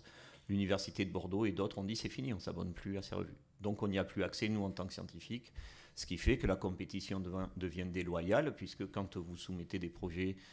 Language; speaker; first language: French; native; French